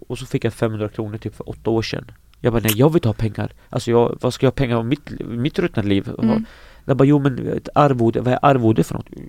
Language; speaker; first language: Swedish; early bilingual, other home language; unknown